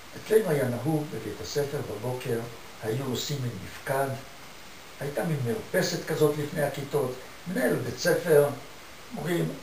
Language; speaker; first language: Hebrew; native; Hebrew